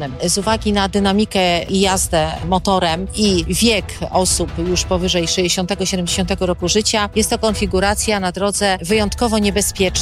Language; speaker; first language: Polish; native; Polish